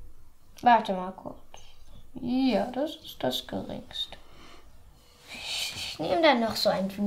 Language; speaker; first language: German; native; German